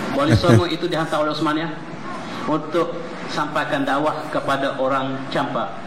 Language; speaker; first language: Malay; native; Malay